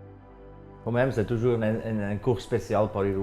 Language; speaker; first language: French; non-native, local second language; German